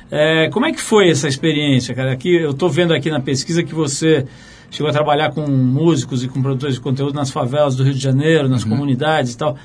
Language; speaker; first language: Portuguese; native; Portuguese